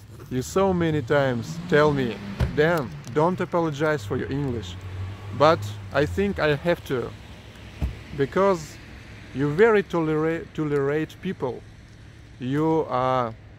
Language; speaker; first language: English; non-native, learner; Russian